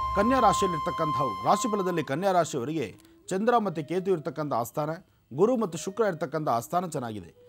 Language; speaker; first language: Kannada; native; Kannada